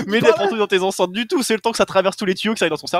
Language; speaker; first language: French; native; French